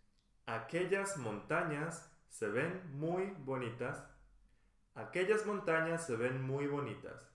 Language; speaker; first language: Spanish; non-native, fluent; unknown